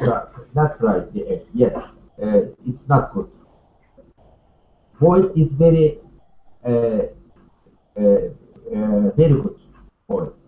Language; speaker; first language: English; non-native, learner; Turkish